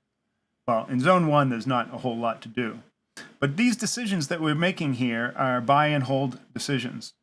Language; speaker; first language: English; native; English